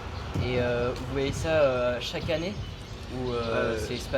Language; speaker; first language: French; native; French